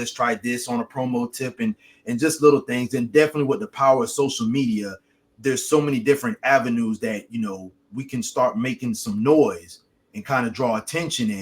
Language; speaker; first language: English; native; English